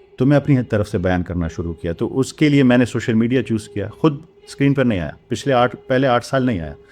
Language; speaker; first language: Urdu; non-native, local second language; Pashto